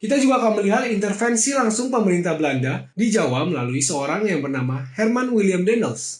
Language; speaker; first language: Indonesian; native; Indonesian